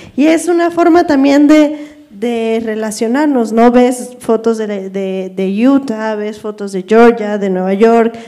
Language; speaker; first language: Spanish; native; Spanish